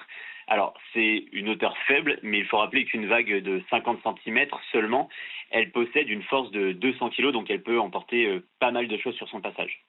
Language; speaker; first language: French; native; French